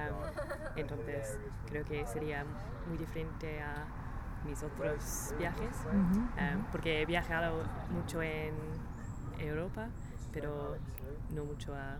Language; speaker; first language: Spanish; non-native, learner; English